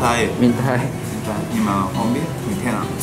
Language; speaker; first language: Vietnamese; non-native, learner; Japanese